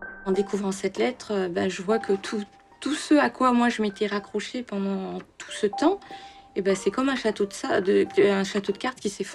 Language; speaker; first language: French; native; French